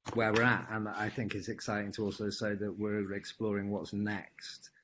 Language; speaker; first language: English; native; English